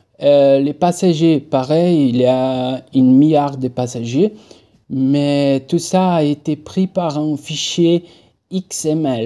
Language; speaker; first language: French; non-native, fluent; Portuguese